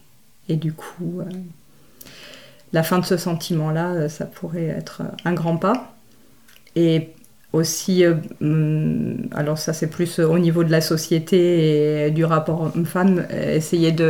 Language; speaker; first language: French; native; French